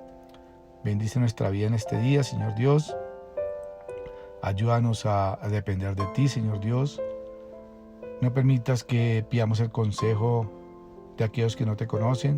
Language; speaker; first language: Spanish; native; Spanish